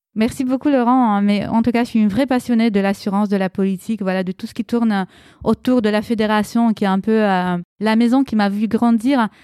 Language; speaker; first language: French; early bilingual, other home language; Romanian